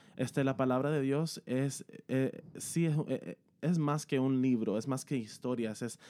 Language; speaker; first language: Spanish; early bilingual, heritage; Spanish